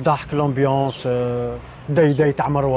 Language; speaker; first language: Arabic; native; Arabic